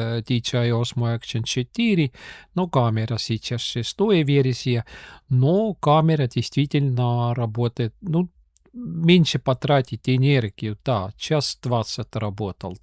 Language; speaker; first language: Russian; non-native, learner; Estonian